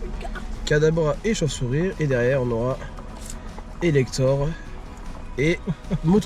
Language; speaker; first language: French; native; French